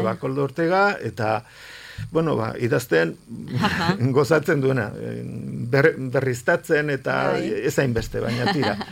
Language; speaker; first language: Basque; non-native, local second language; Spanish